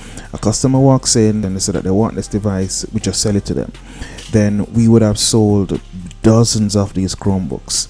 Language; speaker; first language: English; native; English